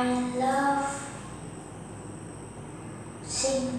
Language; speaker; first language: English; non-native, learner; Vietnamese